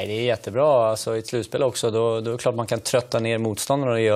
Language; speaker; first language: Swedish; native; Swedish